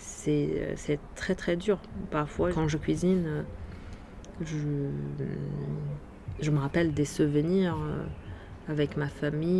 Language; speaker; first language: French; non-native, fluent; Arabic